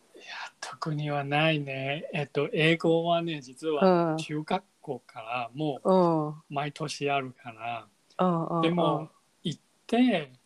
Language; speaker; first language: Japanese; non-native, fluent; Chinese